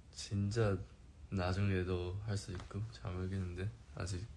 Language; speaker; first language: Korean; non-native, fluent; Chinese